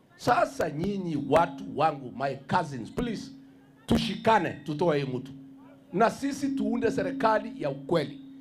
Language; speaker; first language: Swahili; non-native, local second language; Luyia